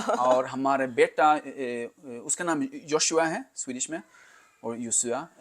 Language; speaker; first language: Hindi; non-native, learner; Swedish